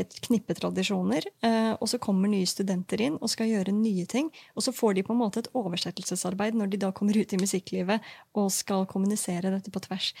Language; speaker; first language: Norwegian; native; Norwegian